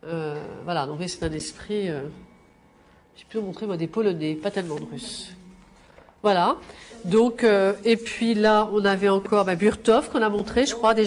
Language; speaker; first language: French; native; French